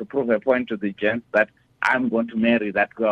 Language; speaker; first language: English; non-native, local second language; Shona